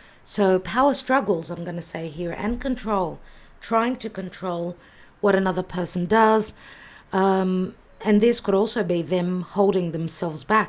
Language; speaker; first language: English; native; English